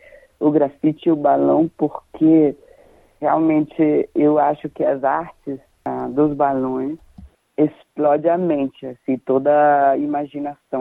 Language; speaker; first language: Portuguese; non-native, fluent; Danish